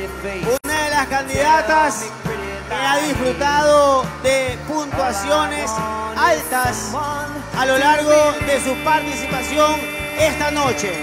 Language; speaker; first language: Spanish; native; Spanish